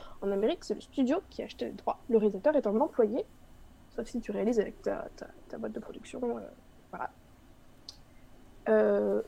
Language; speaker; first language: French; native; French